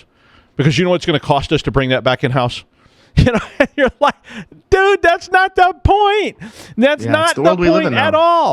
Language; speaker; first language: English; native; English